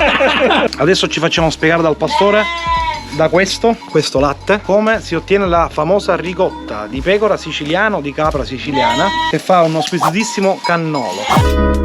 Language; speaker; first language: Italian; native; Italian